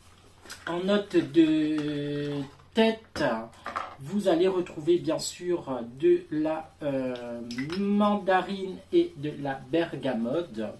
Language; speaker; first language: French; native; French